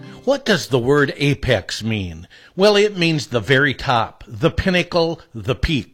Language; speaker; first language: English; native; English